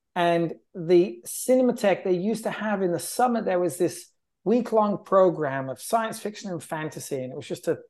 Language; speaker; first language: English; native; English